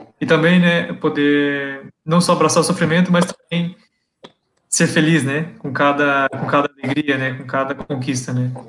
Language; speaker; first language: Portuguese; native; Portuguese